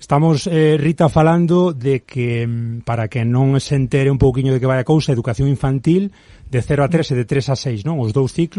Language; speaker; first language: Galician; native; Galician